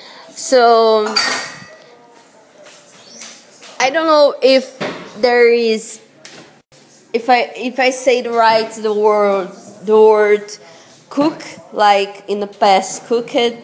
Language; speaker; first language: English; non-native, learner; Portuguese